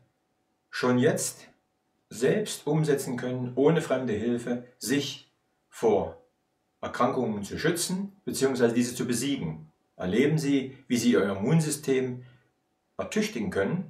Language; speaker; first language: German; native; German